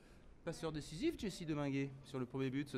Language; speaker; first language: French; native; French